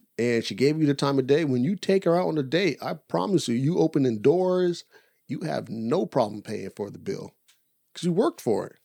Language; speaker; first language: English; native; English